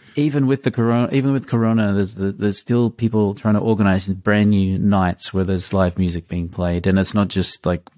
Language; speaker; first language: English; native; English